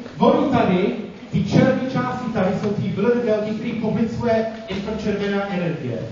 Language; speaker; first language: Czech; non-native, fluent; English